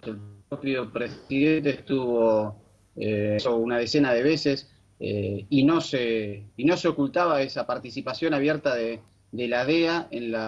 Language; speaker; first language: Spanish; native; Spanish